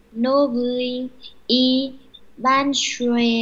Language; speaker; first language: Russian; non-native, learner; Vietnamese